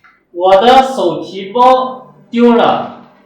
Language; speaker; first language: Chinese; non-native, fluent; Urdu